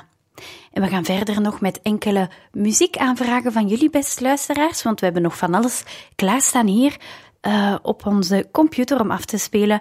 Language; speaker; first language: Dutch; native; Dutch